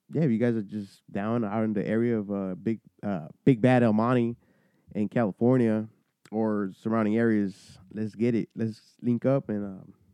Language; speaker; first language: English; early bilingual, other home language; Spanish